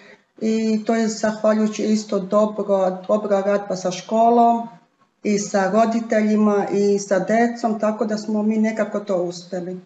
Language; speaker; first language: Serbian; non-native, local second language; Romany